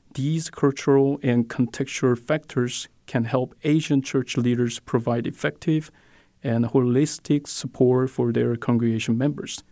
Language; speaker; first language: English; non-native, fluent; Korean